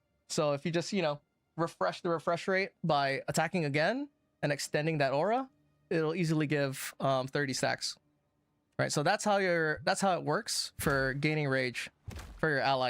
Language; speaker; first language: English; native; English